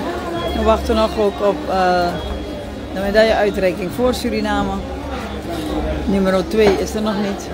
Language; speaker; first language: Dutch; native; Dutch